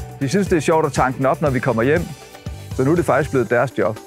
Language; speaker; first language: Danish; native; Danish